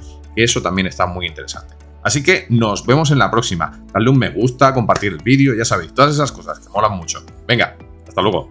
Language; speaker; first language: Spanish; native; Spanish